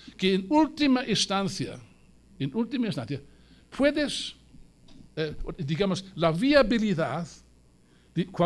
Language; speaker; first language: Spanish; non-native, fluent; English